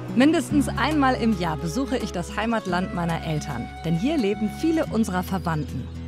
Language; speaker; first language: German; early bilingual, other home language; Riffian